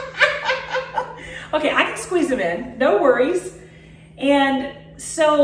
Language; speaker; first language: English; native; English